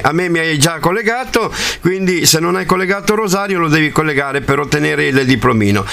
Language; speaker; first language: Italian; native; Italian